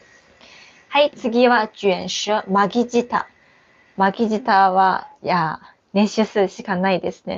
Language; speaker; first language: Japanese; non-native, fluent; Chinese